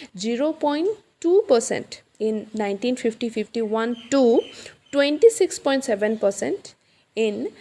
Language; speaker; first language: English; non-native, local second language; Assamese